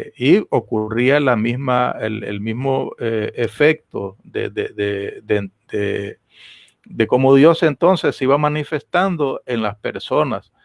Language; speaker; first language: Spanish; native; Spanish